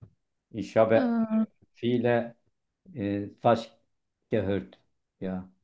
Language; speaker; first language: German; non-native, learner; Turkish